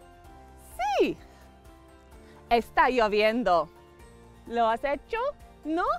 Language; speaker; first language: Spanish; non-native, fluent; English